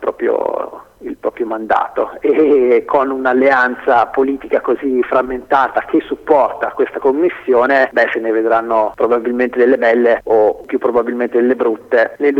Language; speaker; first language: Italian; native; Italian